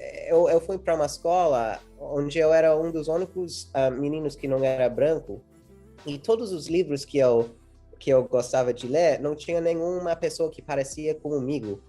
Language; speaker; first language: Portuguese; early bilingual, heritage; English